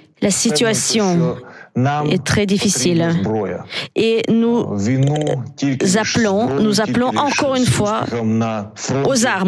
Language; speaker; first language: French; non-native, fluent; Ukrainian